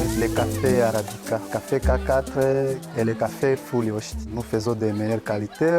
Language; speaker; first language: French; non-native, local second language; Rundi